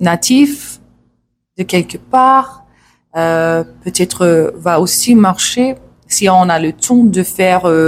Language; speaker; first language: French; non-native, learner; English